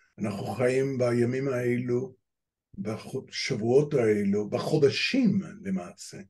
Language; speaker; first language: Hebrew; non-native, fluent; Spanish